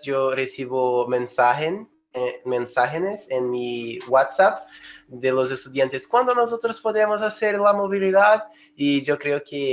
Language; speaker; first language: Spanish; non-native, fluent; Portuguese